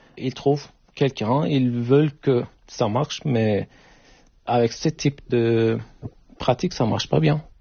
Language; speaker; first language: French; non-native, learner; Turkish